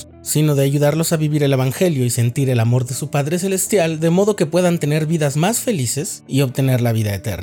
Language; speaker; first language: Spanish; native; Spanish